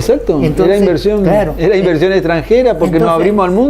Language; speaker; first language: Spanish; native; Spanish